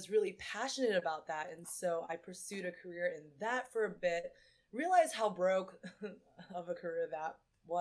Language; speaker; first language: English; native; English